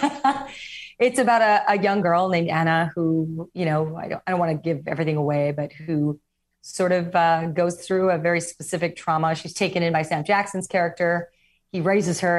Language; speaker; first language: English; native; English